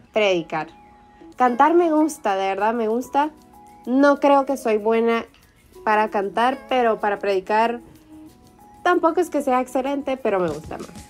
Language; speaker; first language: Spanish; early bilingual, heritage; Spanish